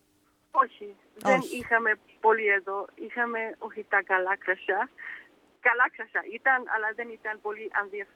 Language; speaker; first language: Greek; early bilingual, heritage; Danish